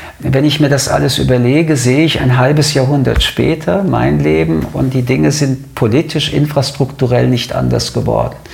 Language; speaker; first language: German; early bilingual, other home language; French